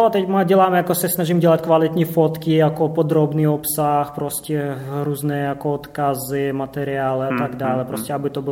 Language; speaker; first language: Czech; non-native, fluent; Russian